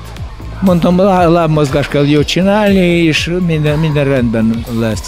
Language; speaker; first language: Hungarian; non-native, learner; Russian